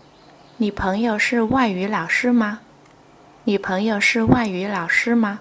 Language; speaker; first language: Chinese; non-native, fluent; Vietnamese